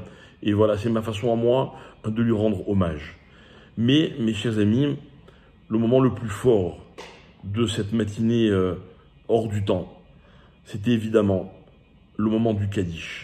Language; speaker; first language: French; native; French